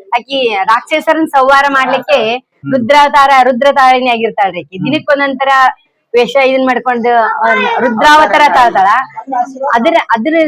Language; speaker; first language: Kannada; native; Kannada